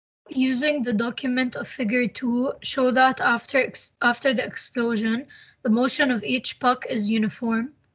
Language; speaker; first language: English; non-native, local second language; Arabic